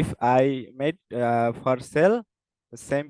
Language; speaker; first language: English; non-native, learner; Bangla